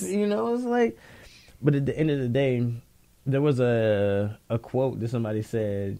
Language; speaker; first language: English; native; English